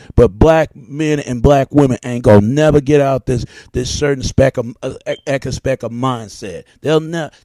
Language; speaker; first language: English; native; English